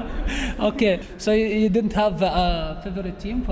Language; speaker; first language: English; non-native, learner; Arabic